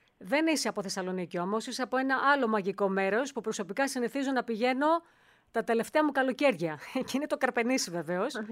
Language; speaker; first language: Greek; native; Greek